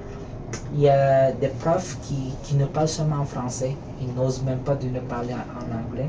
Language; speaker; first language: French; early bilingual, other home language; Filipino